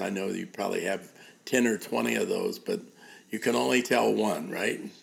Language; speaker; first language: English; native; English